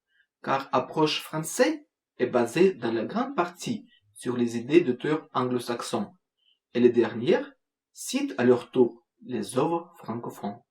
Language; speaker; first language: French; non-native, fluent; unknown